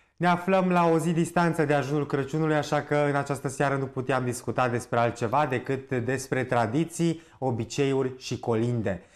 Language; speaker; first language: Romanian; native; Romanian